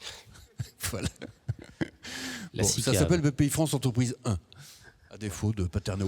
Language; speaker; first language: French; native; French